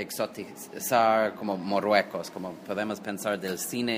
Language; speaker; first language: Spanish; non-native, fluent; English